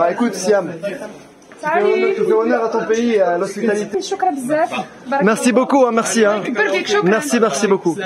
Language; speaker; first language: French; native; French